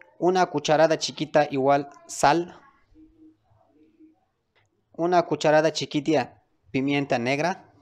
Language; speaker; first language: Spanish; non-native, learner; Turkish